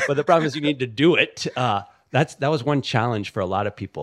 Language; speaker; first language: English; native; English